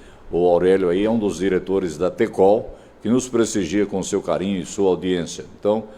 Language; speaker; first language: Portuguese; native; Portuguese